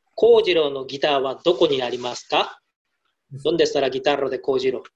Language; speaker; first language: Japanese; non-native, learner; Spanish